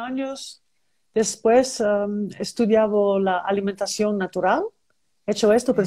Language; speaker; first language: Spanish; non-native, learner; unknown